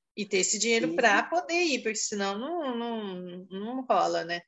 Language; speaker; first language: Portuguese; early bilingual, heritage; Portuguese